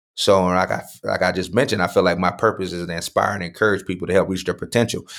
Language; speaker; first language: English; native; English